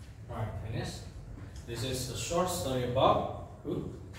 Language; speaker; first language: English; non-native, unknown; Indonesian